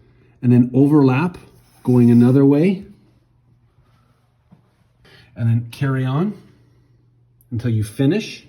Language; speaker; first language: English; native; English